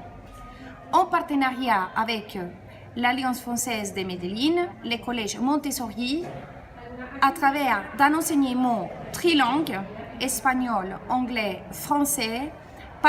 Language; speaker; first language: French; non-native, fluent; Spanish